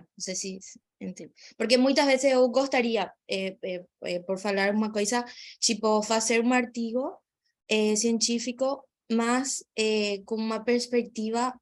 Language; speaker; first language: Portuguese; non-native, fluent; Spanish